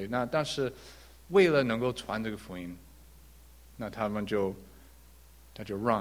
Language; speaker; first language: Chinese; early bilingual, heritage; English